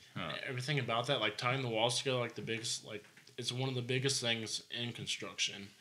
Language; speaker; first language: English; native; English